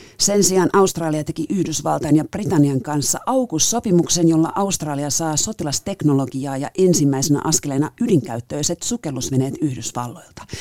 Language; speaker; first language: Finnish; native; Finnish